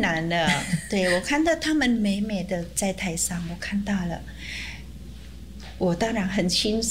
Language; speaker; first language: Chinese; non-native, fluent; Indonesian